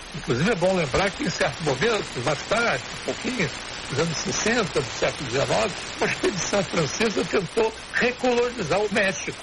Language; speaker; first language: Portuguese; native; Portuguese